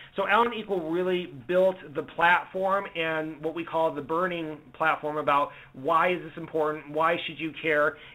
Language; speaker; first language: English; native; English